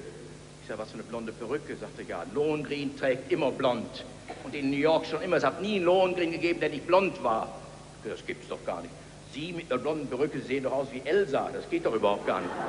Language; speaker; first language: German; native; German